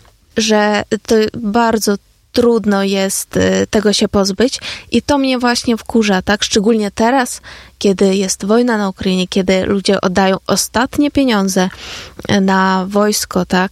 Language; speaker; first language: Polish; non-native, fluent; Ukrainian